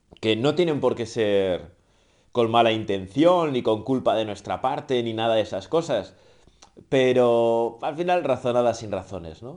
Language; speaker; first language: Spanish; native; Spanish